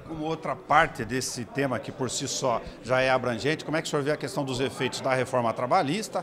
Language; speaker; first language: Portuguese; native; Portuguese